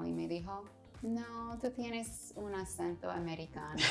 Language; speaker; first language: Spanish; non-native, learner; English